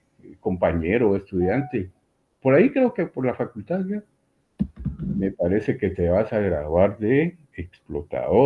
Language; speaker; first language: Spanish; native; Spanish